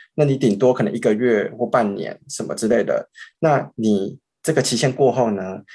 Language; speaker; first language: Chinese; native; Chinese